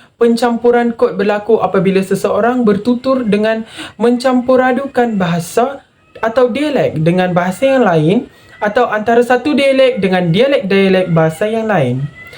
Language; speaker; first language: Malay; non-native, local second language; Tamil